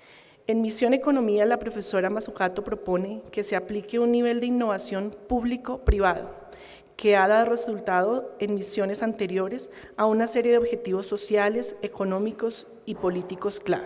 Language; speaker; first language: Spanish; native; Spanish